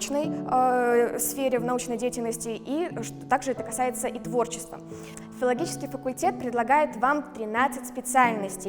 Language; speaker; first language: Russian; native; Russian